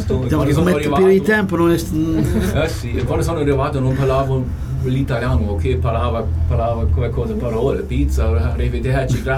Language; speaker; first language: Italian; non-native, fluent; German